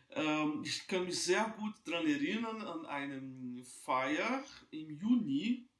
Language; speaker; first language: German; non-native, fluent; Portuguese